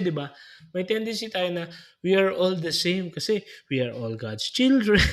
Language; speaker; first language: Filipino; native; Filipino